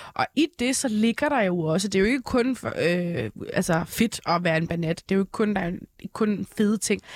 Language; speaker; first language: Danish; early bilingual, other home language; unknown